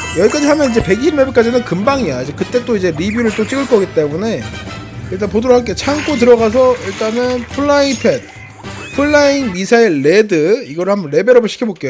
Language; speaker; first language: Korean; native; Korean